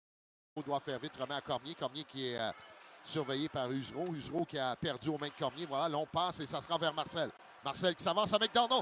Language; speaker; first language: French; native; French